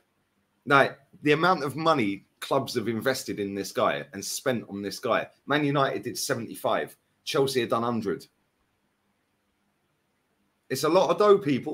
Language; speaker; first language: English; native; English